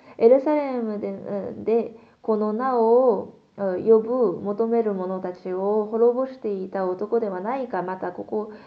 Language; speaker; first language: Japanese; non-native, fluent; Korean